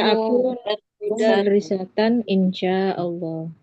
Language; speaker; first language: Arabic; non-native, learner; Indonesian